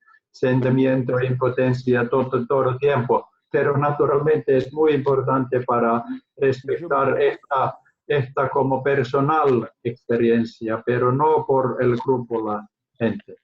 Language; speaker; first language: Spanish; non-native, learner; Finnish